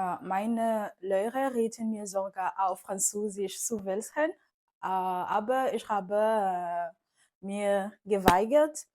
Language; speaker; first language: German; non-native, fluent; Fon